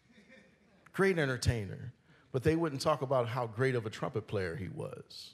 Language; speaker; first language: English; native; English